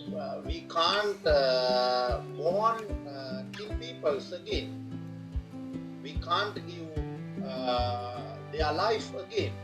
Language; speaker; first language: English; non-native, learner; Sinhala